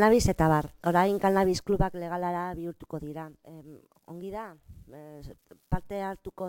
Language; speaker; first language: Basque; non-native, local second language; Spanish